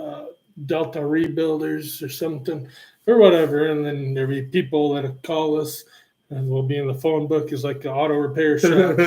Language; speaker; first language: English; native; English